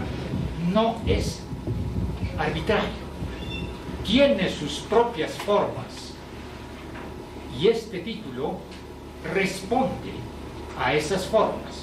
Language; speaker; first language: Spanish; native; Spanish